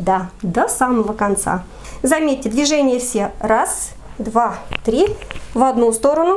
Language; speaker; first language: Russian; native; Russian